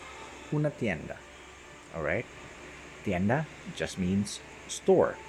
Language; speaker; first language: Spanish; non-native, learner; English